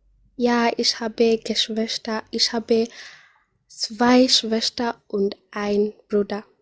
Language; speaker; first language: German; non-native, learner; Swahili